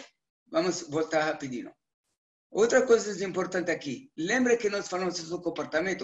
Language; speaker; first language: Portuguese; non-native, learner; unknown